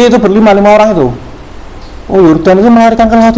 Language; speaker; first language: Indonesian; native; Indonesian